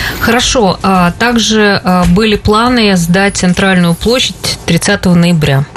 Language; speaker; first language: Russian; native; Russian